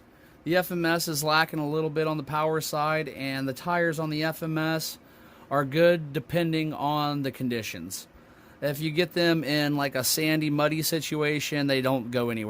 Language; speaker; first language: English; native; English